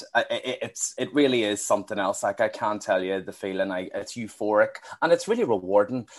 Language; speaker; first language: English; native; English